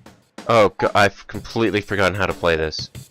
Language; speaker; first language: English; native; English